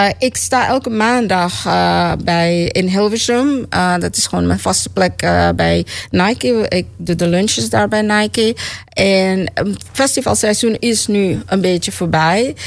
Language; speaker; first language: Dutch; native; Dutch